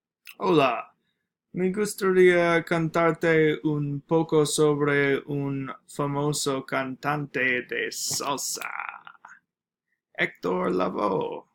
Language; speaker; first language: Spanish; non-native, learner; English